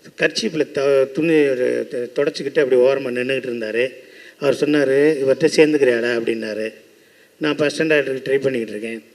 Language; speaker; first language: Tamil; native; Tamil